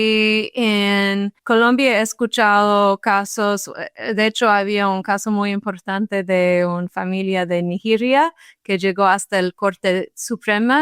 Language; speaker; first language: Spanish; non-native, fluent; English